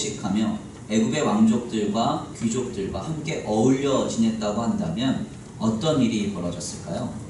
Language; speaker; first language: Korean; native; Korean